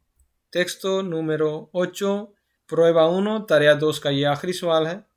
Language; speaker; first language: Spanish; non-native, fluent; Urdu